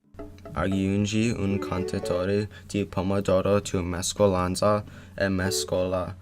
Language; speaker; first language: Italian; non-native, learner; English